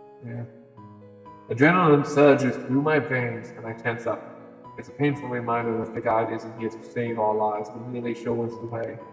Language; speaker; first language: English; native; English